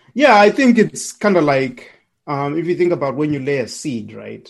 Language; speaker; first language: English; non-native, local second language; Shona